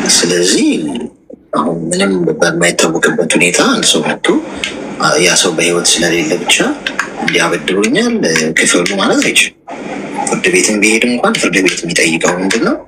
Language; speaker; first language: Amharic; native; Amharic